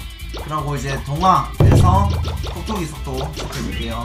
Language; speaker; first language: Korean; native; Korean